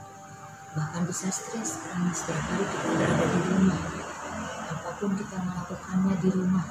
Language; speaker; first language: Indonesian; native; Indonesian